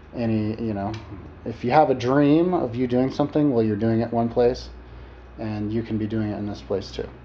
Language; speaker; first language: English; native; English